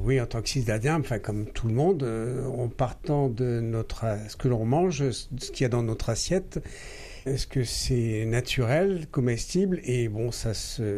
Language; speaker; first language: French; native; French